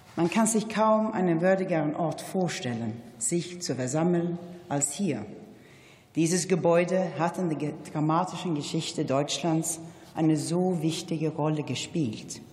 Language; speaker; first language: German; non-native, fluent; Swedish